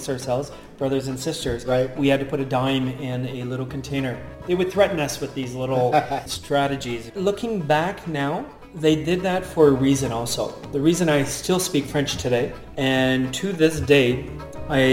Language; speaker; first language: English; non-native, local second language; French